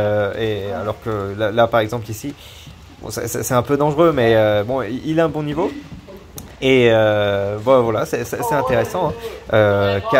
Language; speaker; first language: French; native; French